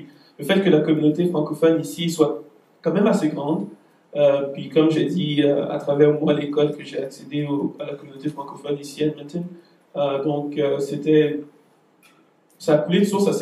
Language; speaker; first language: French; native; French